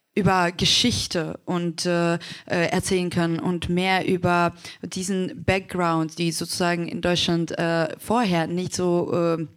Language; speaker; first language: German; non-native, fluent; Ukrainian